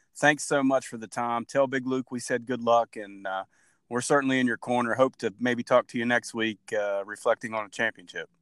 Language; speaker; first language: English; native; English